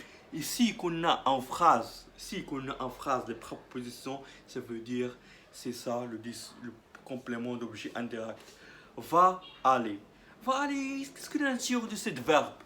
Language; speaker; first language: French; non-native, learner; Arabic